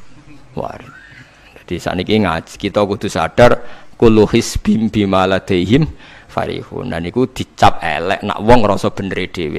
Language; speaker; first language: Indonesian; non-native, local second language; Javanese